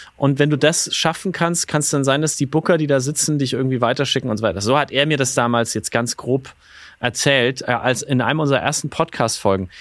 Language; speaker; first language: German; native; German